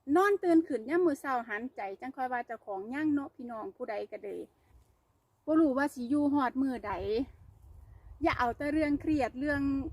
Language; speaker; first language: Thai; native; Thai